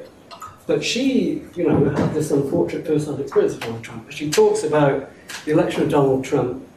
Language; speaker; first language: English; native; English